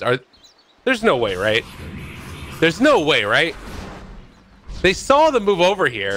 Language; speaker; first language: English; native; English